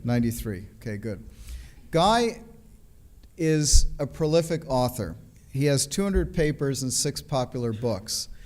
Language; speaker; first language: English; native; English